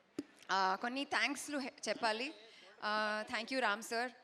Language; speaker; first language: Telugu; non-native, fluent; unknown